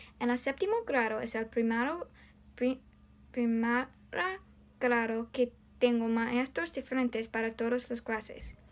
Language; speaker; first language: Spanish; non-native, learner; English